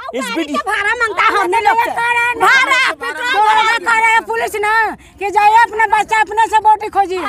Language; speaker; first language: Hindi; native; Hindi